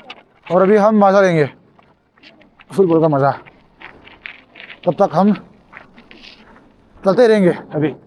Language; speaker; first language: Hindi; non-native, local second language; Mizo